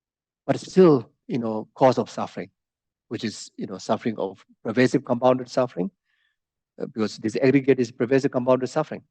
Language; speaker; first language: English; non-native, fluent; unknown